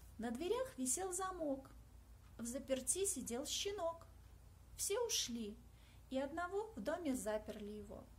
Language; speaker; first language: Russian; native; Russian